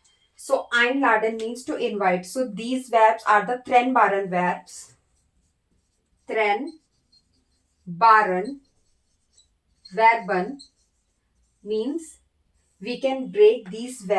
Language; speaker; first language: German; non-native, learner; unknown